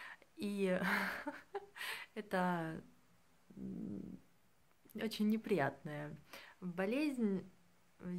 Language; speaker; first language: Russian; native; Russian